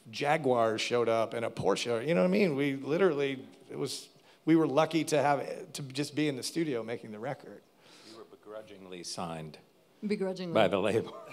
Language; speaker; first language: English; native; English